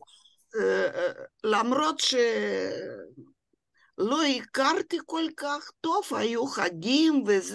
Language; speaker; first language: Hebrew; non-native, fluent; Russian